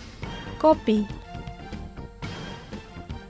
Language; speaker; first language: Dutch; non-native, learner; Indonesian